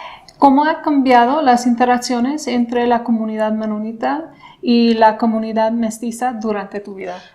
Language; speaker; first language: Spanish; non-native, fluent; English